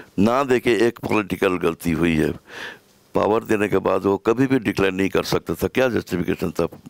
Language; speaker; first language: Urdu; native; Urdu